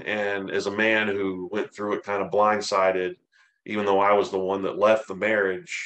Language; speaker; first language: English; native; English